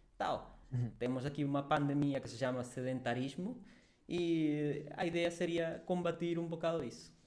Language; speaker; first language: Portuguese; non-native, fluent; Spanish